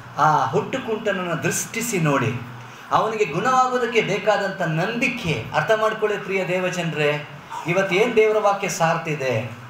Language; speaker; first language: Kannada; native; Kannada